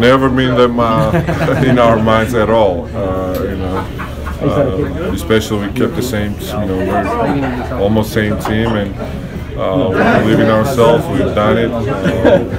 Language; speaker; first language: English; non-native, fluent; Georgian